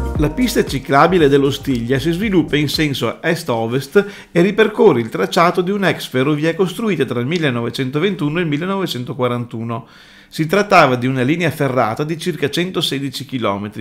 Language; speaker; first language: Italian; native; Italian